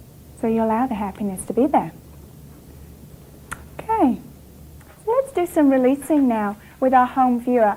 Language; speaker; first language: English; native; English